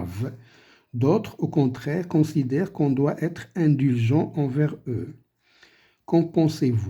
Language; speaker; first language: French; non-native, local second language; Arabic